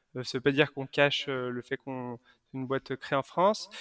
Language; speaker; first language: French; native; French